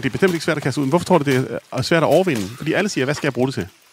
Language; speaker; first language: Danish; native; Danish